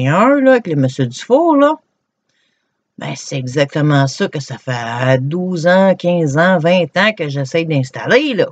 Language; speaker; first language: French; native; French